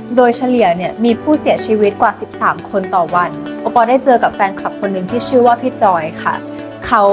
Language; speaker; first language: Thai; native; Thai